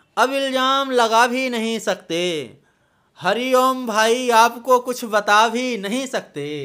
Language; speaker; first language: Hindi; native; Hindi